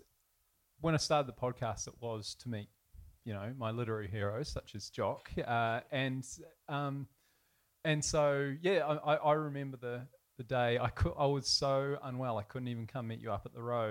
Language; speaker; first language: English; native; English